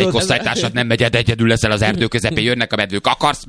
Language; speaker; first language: Hungarian; native; Hungarian